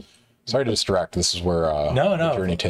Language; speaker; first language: English; native; English